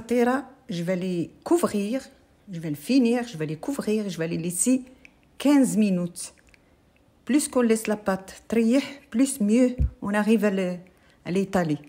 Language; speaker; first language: French; non-native, local second language; Arabic